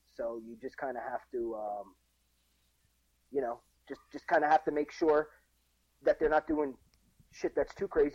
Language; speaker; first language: English; native; English